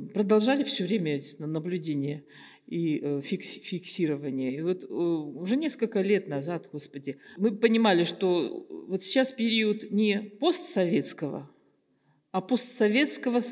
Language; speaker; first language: Russian; native; Russian